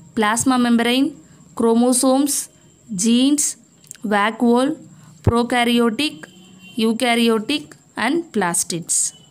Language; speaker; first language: English; non-native, local second language; Tamil